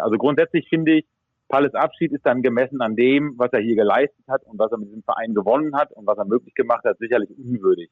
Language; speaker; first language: German; native; German